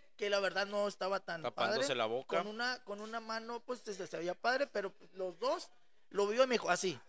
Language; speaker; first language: Spanish; native; Spanish